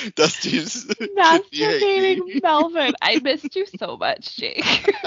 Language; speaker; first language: English; native; English